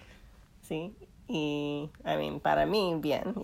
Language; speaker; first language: Spanish; non-native, learner; English